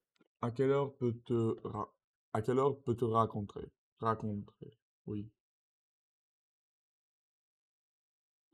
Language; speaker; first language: French; non-native, learner; Russian